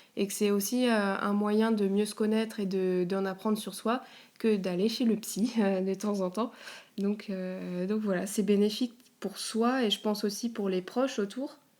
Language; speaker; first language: French; native; French